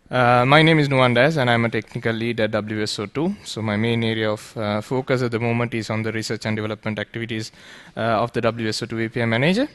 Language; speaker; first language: English; non-native, local second language; Sinhala